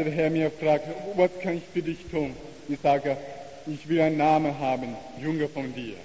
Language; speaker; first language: German; non-native, learner; Chinese